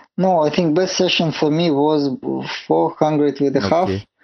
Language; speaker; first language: English; non-native, learner; Russian